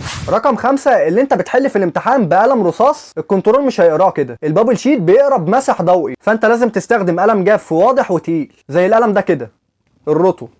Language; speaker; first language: Arabic; native; Arabic